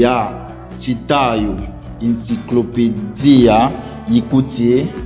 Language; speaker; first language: Russian; non-native, learner; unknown